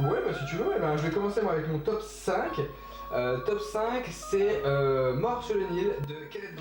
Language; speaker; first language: French; native; French